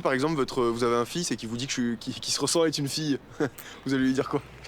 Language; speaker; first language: French; native; French